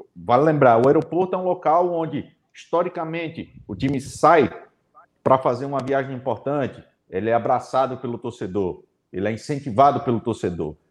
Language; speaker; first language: Portuguese; native; Portuguese